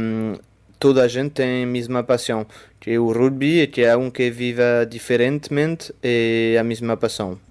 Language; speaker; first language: Portuguese; non-native, fluent; French